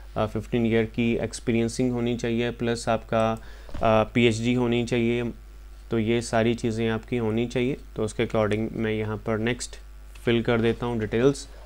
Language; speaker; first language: Hindi; non-native, local second language; Punjabi